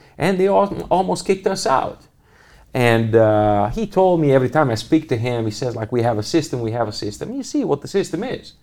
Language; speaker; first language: English; non-native, fluent; Italian